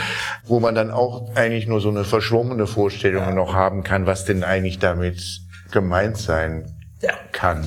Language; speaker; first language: German; native; German